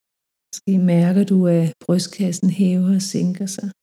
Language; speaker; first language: Danish; native; Danish